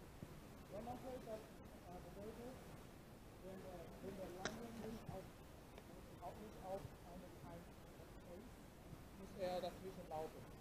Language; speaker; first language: German; non-native, fluent; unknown